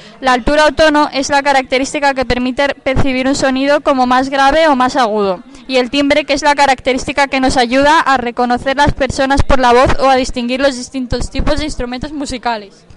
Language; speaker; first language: Spanish; native; Spanish